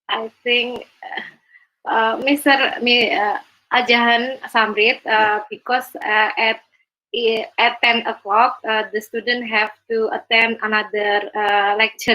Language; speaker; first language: English; non-native, learner; Indonesian